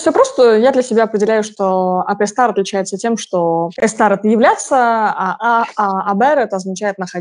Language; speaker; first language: Russian; native; Russian